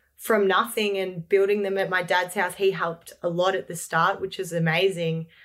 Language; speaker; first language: English; native; English